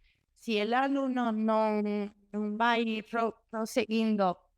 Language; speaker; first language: Spanish; non-native, learner; Portuguese